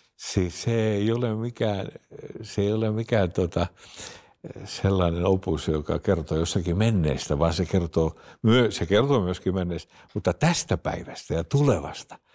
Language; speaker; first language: Finnish; early bilingual, heritage; Finnish